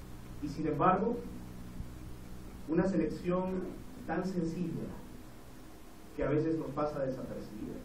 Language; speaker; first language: Spanish; native; Spanish